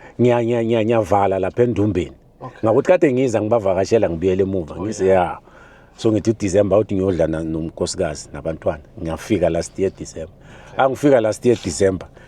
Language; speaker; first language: Zulu; native; Zulu